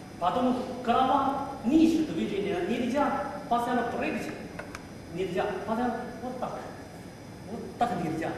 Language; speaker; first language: Russian; non-native, learner; Chinese